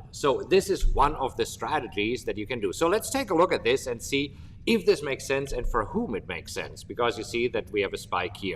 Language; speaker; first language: English; non-native, fluent; German